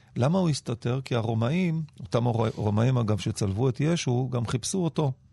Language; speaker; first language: Hebrew; native; Hebrew